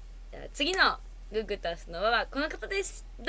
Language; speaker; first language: Japanese; native; Japanese